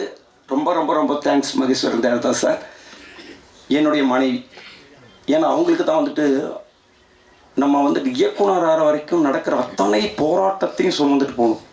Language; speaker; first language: Tamil; native; Tamil